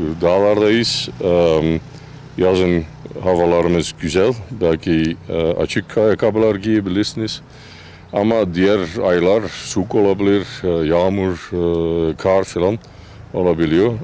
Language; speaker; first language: Turkish; non-native, fluent; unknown